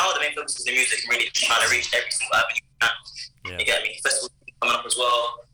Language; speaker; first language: English; native; English